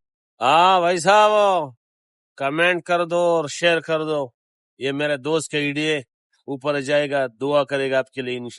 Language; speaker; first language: Hindi; non-native, learner; Bangla